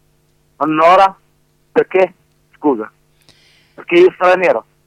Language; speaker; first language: Italian; non-native, learner; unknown